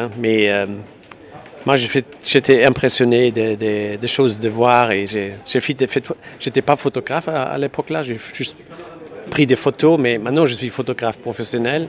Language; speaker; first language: French; non-native, local second language; Luxembourgish